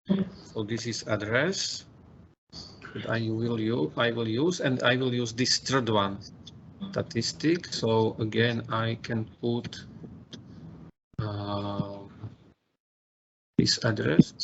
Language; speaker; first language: English; non-native, fluent; Slovak